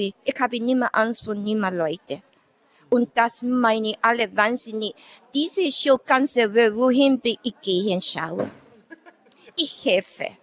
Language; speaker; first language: German; non-native, learner; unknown